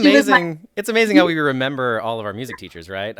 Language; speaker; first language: English; native; English